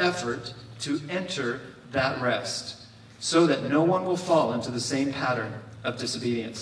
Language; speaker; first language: English; native; English